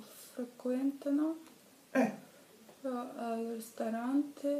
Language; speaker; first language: Italian; non-native, learner; Russian